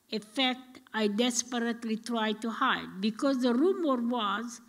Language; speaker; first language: English; non-native, fluent; Romanian